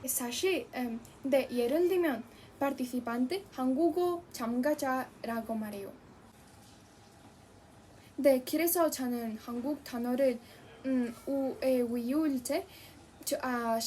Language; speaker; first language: Korean; non-native, learner; Spanish